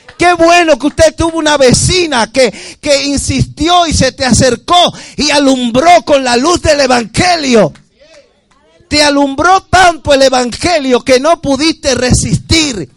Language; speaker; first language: Spanish; native; Spanish